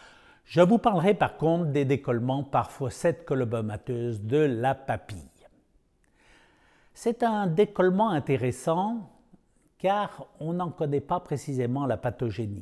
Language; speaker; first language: French; native; French